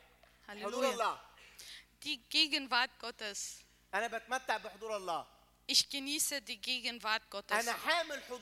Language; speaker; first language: German; non-native, learner; Arabic